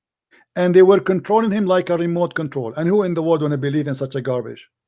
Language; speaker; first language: English; non-native, fluent; Arabic